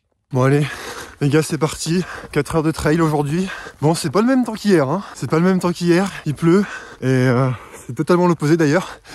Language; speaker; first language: French; native; French